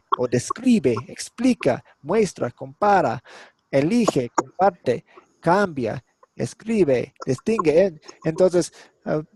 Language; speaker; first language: Spanish; non-native, fluent; English